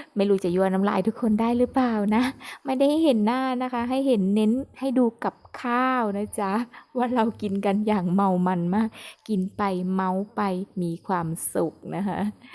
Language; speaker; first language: Thai; native; Thai